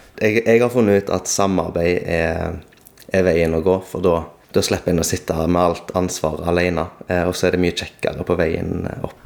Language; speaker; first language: Norwegian; native; Norwegian